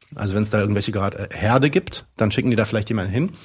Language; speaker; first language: German; early bilingual, other home language; Arabic